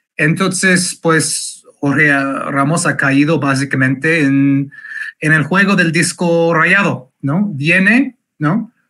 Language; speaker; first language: Spanish; non-native, fluent; English